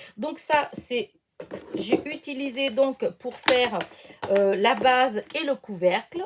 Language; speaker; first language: French; native; French